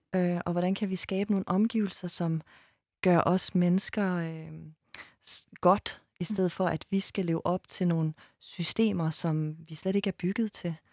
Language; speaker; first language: Danish; early bilingual, other home language; Persian